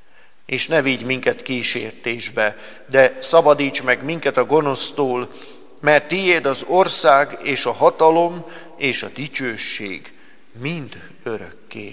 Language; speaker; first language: Hungarian; native; Hungarian